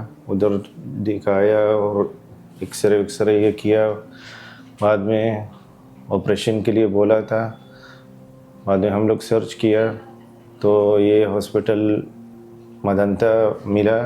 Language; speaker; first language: Hindi; non-native, learner; Arabic